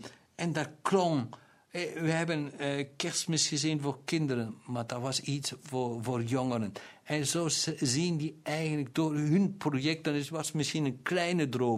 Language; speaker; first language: Dutch; non-native, local second language; German